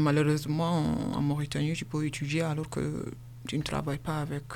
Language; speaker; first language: French; non-native, local second language; Soninke